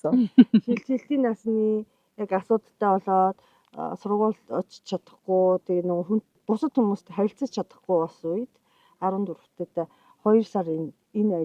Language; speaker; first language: Mongolian; native; Mongolian